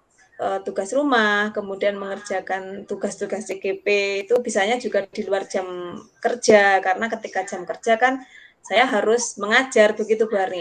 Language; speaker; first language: Indonesian; non-native, local second language; Javanese